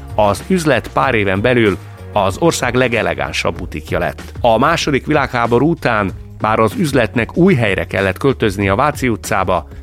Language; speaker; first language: Hungarian; early bilingual, heritage; Czech